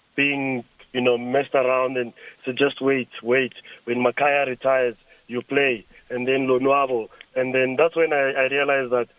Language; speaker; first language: English; non-native, local second language; Tsonga